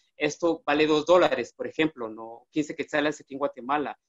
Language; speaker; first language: Spanish; native; Spanish